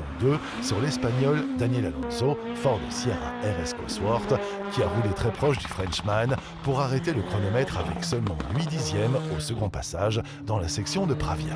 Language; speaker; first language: French; native; French